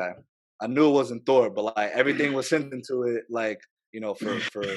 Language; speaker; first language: English; native; English